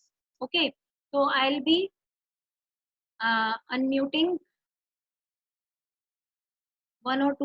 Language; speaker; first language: English; non-native, local second language; Hindi